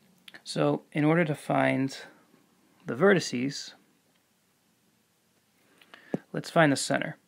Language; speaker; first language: English; native; English